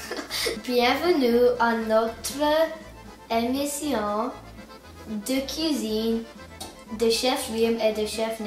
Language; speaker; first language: French; non-native, learner; English